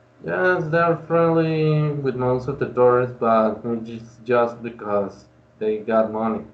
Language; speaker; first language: English; non-native, learner; Spanish